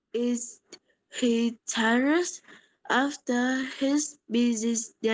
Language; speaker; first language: English; non-native, learner; Polish